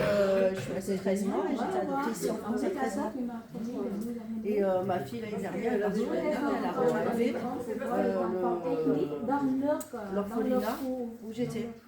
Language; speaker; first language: French; native; French